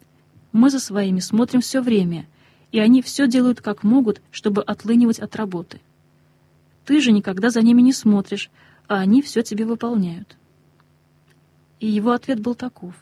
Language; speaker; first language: Russian; native; Russian